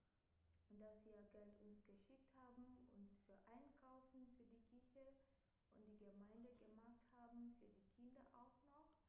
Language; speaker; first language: German; non-native, learner; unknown